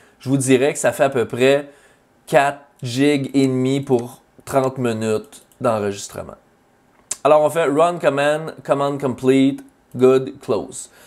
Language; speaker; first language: French; native; French